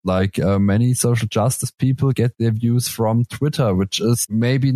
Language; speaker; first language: English; non-native, fluent; German